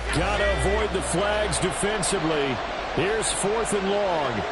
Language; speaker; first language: English; native; English